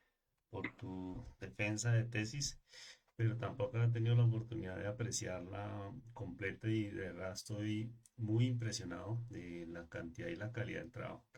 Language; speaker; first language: Spanish; native; Spanish